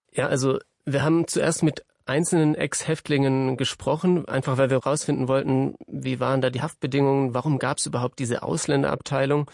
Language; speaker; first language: German; native; German